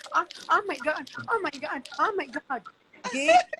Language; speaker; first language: English; non-native, learner; Hindi